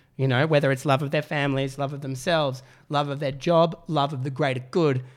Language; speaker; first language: English; native; English